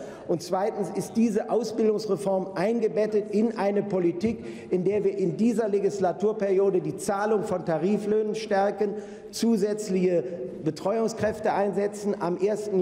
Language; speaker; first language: German; native; German